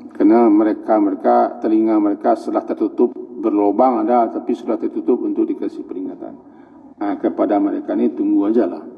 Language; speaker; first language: Malay; non-native, local second language; Minangkabau